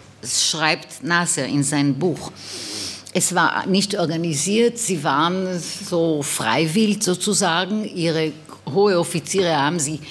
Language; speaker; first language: German; non-native, fluent; Hebrew